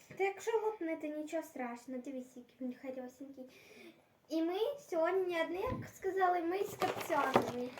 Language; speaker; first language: Ukrainian; non-native, local second language; Russian